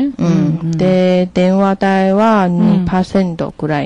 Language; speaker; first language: Japanese; non-native, learner; Chinese